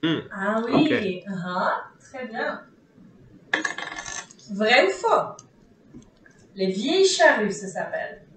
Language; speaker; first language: French; non-native, fluent; Czech